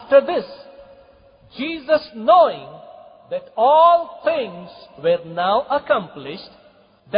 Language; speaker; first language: English; non-native, local second language; Kannada